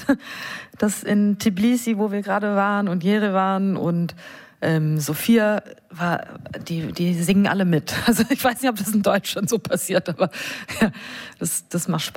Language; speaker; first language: German; non-native, fluent; English